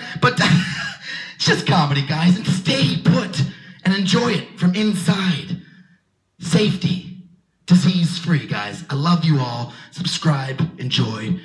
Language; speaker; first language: English; native; English